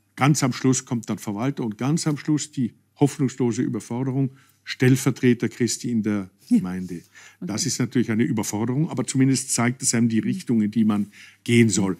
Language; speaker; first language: German; native; German